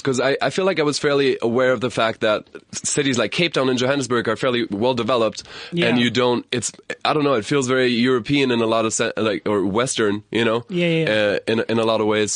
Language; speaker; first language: English; non-native, fluent; German